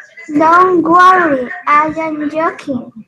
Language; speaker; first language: English; non-native, learner; Spanish